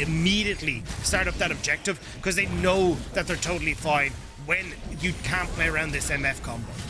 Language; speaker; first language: English; native; English